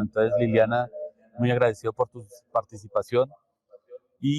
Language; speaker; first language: Spanish; native; Spanish